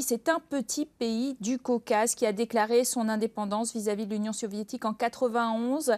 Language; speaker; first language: French; native; French